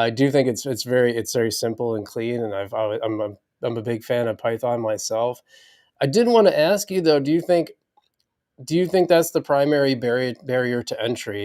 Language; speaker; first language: English; native; English